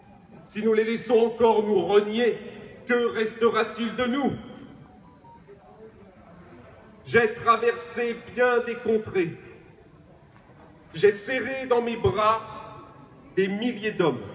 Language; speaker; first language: French; native; French